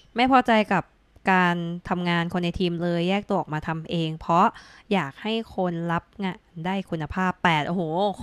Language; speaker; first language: Thai; native; Thai